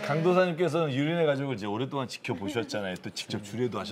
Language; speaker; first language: Korean; native; Korean